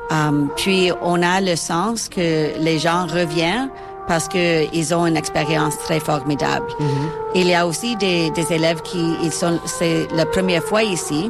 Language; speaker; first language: French; non-native, local second language; English